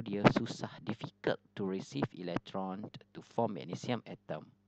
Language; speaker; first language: English; non-native, local second language; Malay